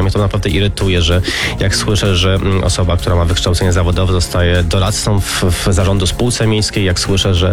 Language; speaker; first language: Polish; native; Polish